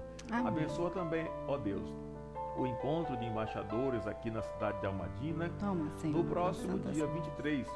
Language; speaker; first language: Portuguese; native; Portuguese